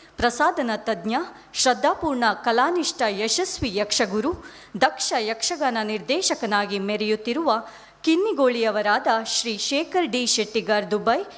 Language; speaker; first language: Kannada; native; Kannada